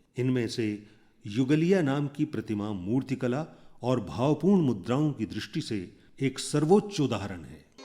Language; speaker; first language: Hindi; native; Hindi